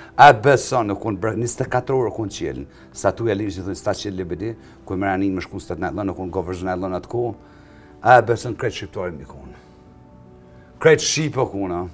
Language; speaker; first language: Albanian; native; Albanian